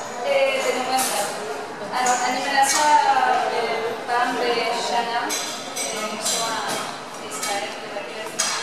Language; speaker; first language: Hebrew; non-native, learner; French